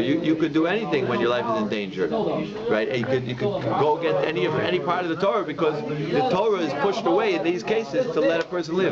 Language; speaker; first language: English; native; English